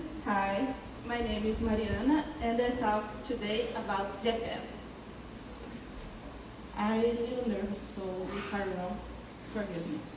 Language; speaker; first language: English; non-native, learner; Portuguese